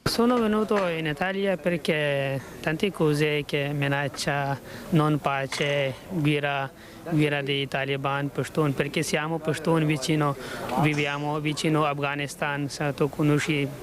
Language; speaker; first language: Italian; non-native, learner; Pashto